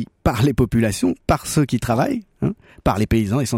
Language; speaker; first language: French; native; French